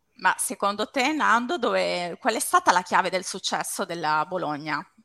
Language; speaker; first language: Italian; native; Italian